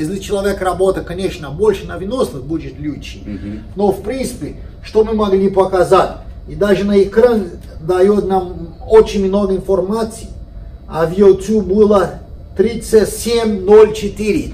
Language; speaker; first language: Russian; non-native, fluent; Portuguese